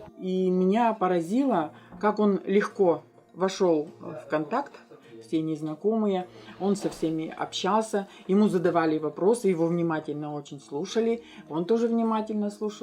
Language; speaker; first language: Russian; native; Russian